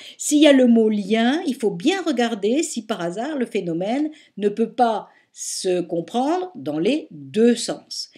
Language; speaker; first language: French; native; French